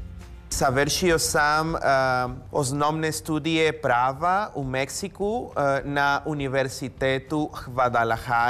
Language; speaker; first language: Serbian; non-native, learner; Spanish